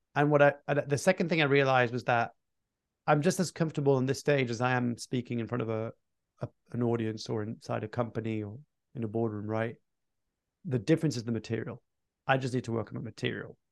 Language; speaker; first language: English; early bilingual, other home language; French